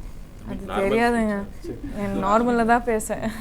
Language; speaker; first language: Tamil; non-native, learner; Kodava